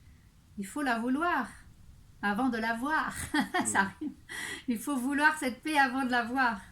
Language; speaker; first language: French; native; French